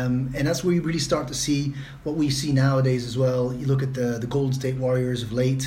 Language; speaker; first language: English; non-native, fluent; Dutch